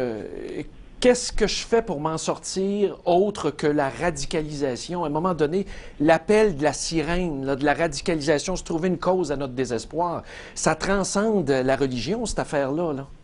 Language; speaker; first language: French; native; French